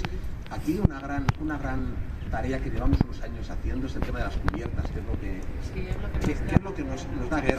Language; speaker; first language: Spanish; native; Spanish